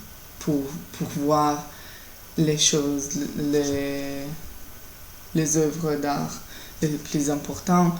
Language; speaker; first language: French; non-native, learner; Italian